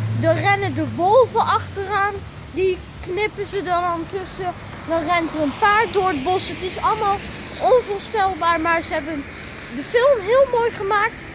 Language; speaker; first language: Dutch; native; Dutch